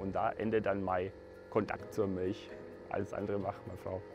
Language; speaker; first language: German; native; German